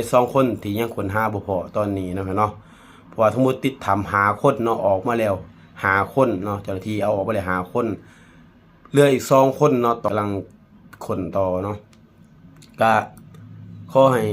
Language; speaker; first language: Thai; non-native, local second language; Northeastern Thai